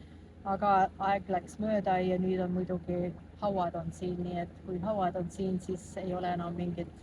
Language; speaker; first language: Estonian; early bilingual, heritage; Estonian